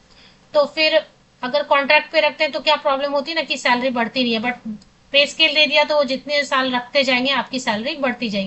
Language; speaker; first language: Hindi; native; Hindi